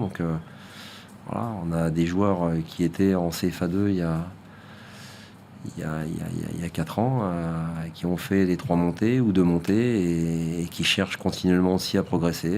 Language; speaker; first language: French; native; French